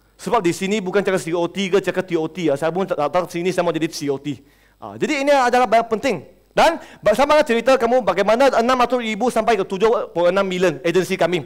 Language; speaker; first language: Malay; non-native, local second language; Chinese